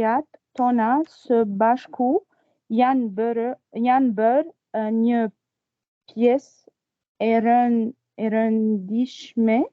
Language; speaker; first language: Albanian; non-native, learner; Arabic